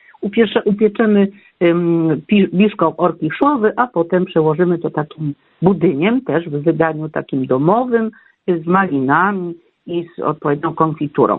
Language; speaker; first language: Polish; native; Polish